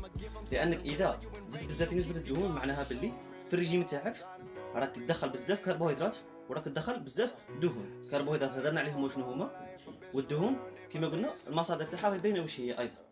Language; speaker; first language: Arabic; native; Arabic